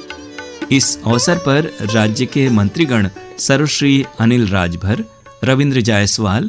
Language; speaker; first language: Hindi; native; Hindi